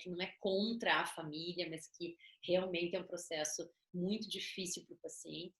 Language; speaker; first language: Portuguese; native; Portuguese